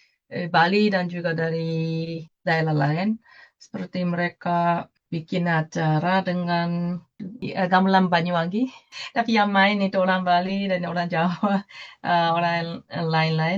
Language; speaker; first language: Indonesian; non-native, fluent; Japanese